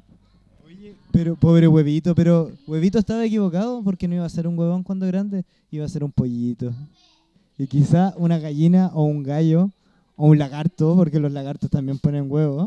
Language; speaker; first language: Spanish; native; Spanish